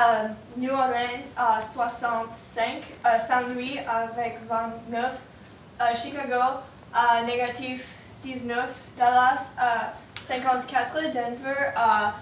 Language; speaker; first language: French; non-native, learner; English